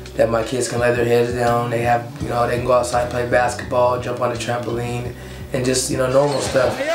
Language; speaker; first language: English; native; English